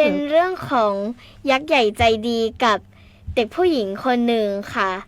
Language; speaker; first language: Thai; native; Thai